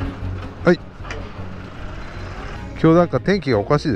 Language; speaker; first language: Japanese; native; Japanese